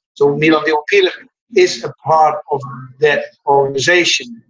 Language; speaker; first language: English; non-native, fluent; Dutch